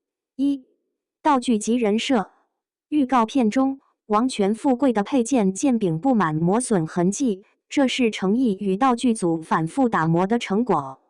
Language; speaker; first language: Chinese; native; Chinese